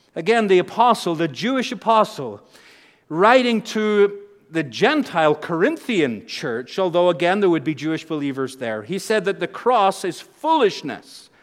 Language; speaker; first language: English; native; English